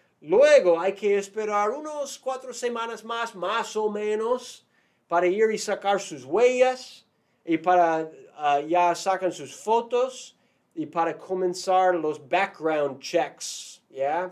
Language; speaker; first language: Spanish; non-native, fluent; English